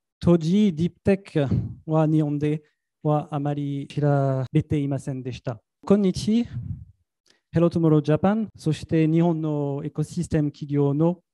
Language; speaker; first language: Japanese; non-native, fluent; French